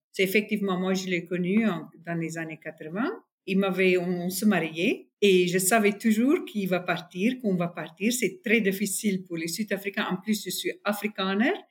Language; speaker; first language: French; non-native, fluent; Afrikaans